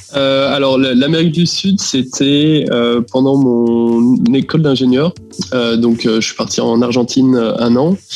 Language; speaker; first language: French; native; French